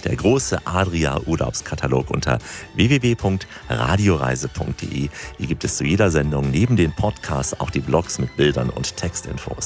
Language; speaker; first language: German; native; German